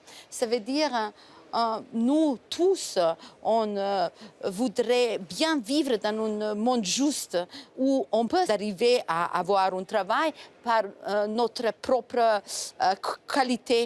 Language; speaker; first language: French; non-native, fluent; Macedonian